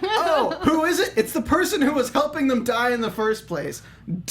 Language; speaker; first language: English; native; English